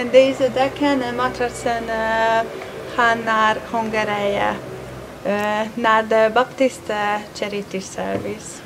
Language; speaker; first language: Dutch; non-native, learner; Hungarian